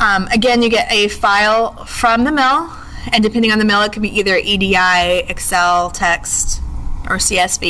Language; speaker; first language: English; native; English